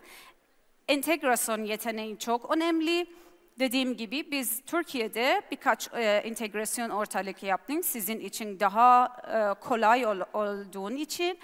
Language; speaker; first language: Turkish; non-native, learner; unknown